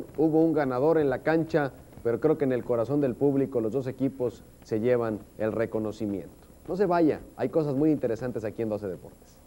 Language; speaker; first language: Spanish; native; Spanish